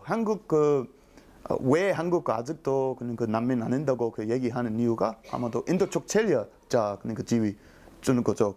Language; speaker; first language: Korean; non-native, learner; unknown